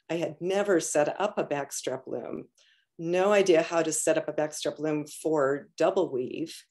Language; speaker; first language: English; native; English